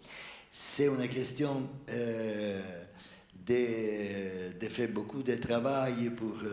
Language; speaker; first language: French; non-native, fluent; Italian